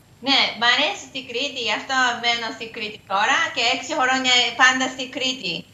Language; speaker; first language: Greek; non-native, learner; Japanese